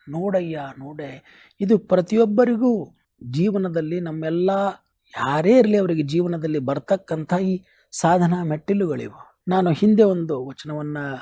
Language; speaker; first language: Kannada; native; Kannada